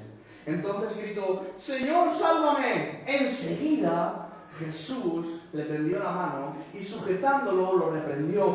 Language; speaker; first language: Spanish; native; Spanish